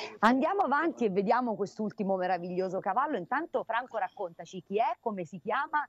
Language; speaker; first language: Italian; native; Italian